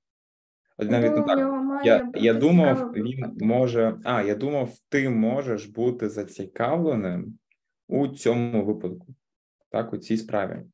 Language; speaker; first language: Ukrainian; native; Ukrainian